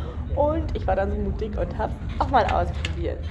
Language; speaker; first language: German; native; German